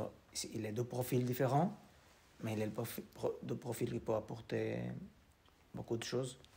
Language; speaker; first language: French; non-native, learner; Portuguese